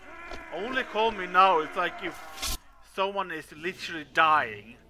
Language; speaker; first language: English; non-native, fluent; Swedish